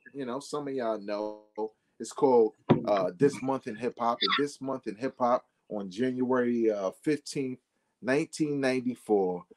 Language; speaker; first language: English; native; English